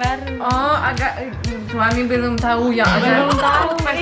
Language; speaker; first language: Indonesian; non-native, learner; Russian